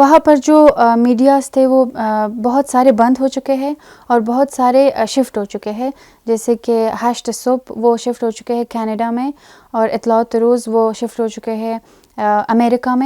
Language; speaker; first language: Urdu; non-native, fluent; Persian